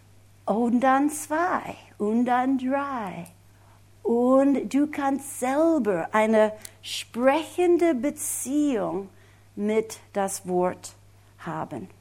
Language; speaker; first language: German; non-native, fluent; English